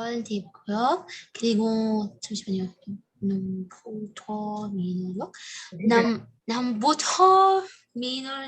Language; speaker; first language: Korean; non-native, learner; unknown